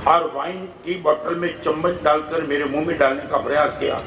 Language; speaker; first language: Hindi; non-native, local second language; Gujarati